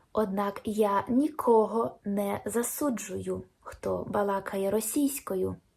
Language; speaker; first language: Ukrainian; non-native, local second language; Russian